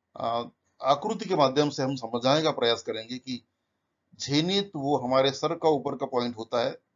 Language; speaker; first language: Hindi; non-native, local second language; Marathi